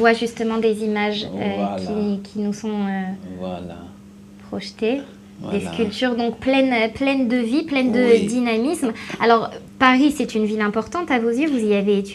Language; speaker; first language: French; native; French